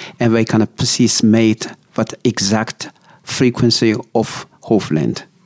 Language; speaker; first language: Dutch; non-native, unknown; Chinese